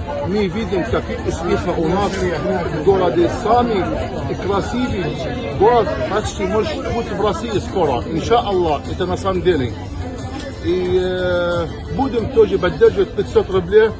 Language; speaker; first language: Russian; non-native, learner; Arabic